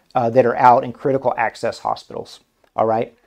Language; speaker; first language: English; native; English